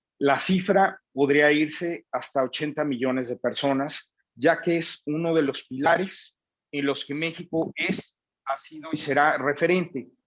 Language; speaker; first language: Spanish; native; Spanish